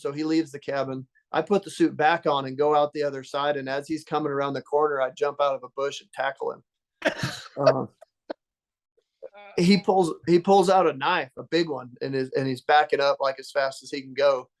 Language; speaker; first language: English; native; English